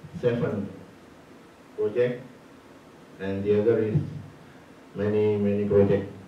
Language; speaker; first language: English; non-native, learner; Indonesian